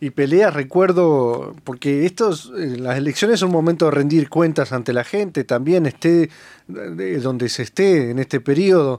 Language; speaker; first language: Spanish; native; Spanish